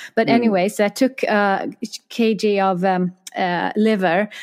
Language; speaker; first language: English; non-native, fluent; Swedish